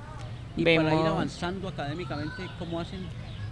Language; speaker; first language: Spanish; native; Spanish